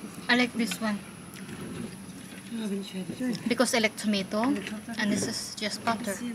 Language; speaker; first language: English; non-native, local second language; Cebuano